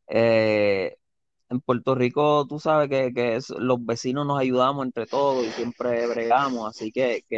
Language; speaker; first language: Spanish; native; Spanish